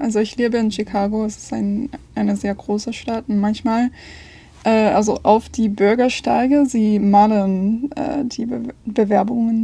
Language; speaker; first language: German; non-native, learner; English